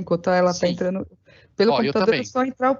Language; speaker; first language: Portuguese; native; Portuguese